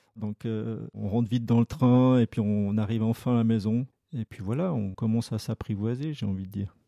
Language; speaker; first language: French; native; French